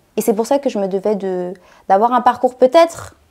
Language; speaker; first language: French; native; French